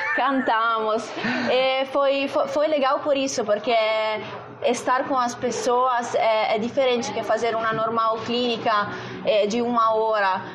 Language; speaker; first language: Portuguese; non-native, fluent; Italian